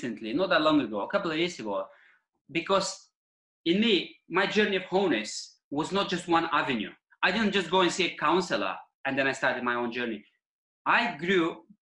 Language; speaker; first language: English; non-native, fluent; Bulgarian